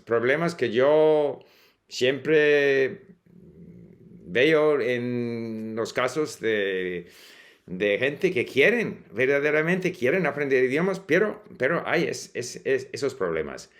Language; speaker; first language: Spanish; non-native, fluent; English